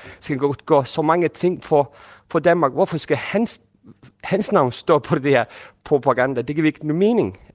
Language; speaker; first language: Danish; non-native, fluent; Turkish